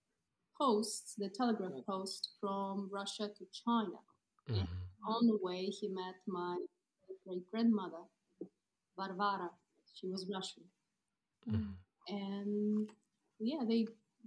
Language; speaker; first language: English; non-native, fluent; Kazakh